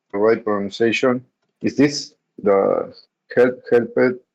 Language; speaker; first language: English; non-native, learner; Spanish